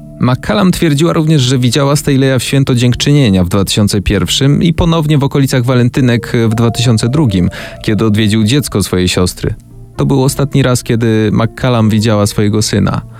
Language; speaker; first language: Polish; native; Polish